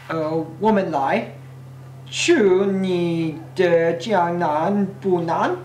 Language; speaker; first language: Chinese; non-native, learner; English